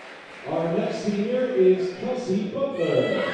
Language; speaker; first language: English; native; English